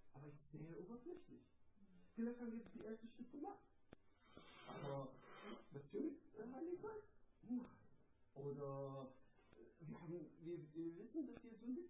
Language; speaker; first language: German; non-native, learner; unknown